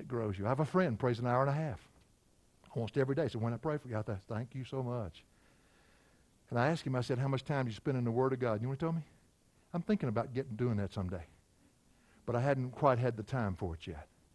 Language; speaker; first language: English; native; English